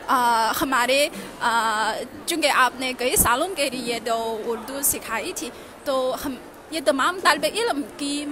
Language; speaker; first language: Hindi; non-native, learner; Chinese